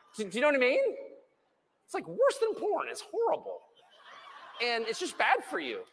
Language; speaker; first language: English; native; English